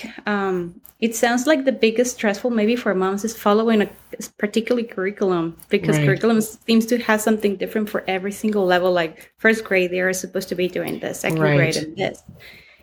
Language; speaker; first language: English; non-native, fluent; Spanish